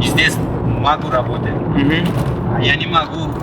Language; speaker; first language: Russian; non-native, learner; Turkish